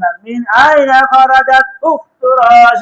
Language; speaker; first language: Arabic; non-native, fluent; Bangla